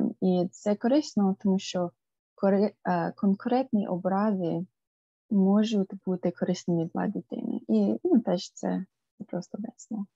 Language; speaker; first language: Ukrainian; non-native, fluent; English